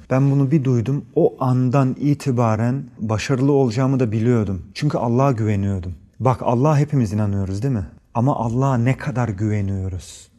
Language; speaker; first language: Turkish; early bilingual, heritage; Turkish